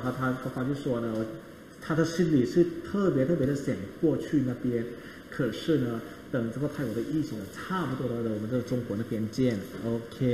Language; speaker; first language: Chinese; non-native, fluent; Thai